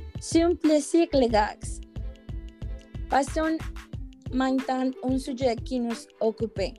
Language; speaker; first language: French; non-native, learner; Spanish